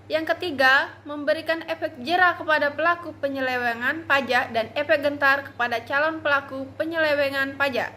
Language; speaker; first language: Indonesian; native; Indonesian